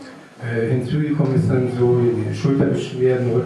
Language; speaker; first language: German; native; German